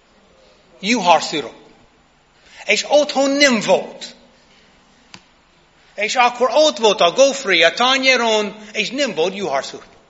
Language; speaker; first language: Hungarian; non-native, fluent; English